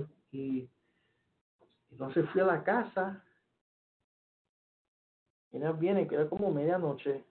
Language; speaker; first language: Spanish; early bilingual, heritage; Spanish